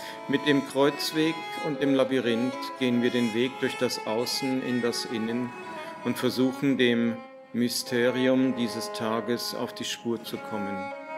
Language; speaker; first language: German; native; German